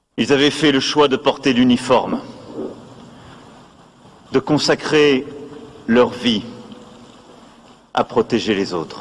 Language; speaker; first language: French; native; French